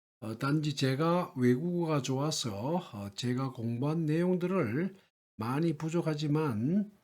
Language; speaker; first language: Korean; native; Korean